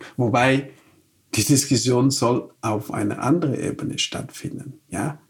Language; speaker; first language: German; non-native, fluent; Wolof